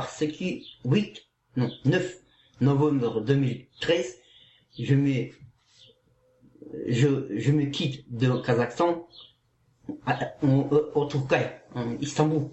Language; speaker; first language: French; non-native, learner; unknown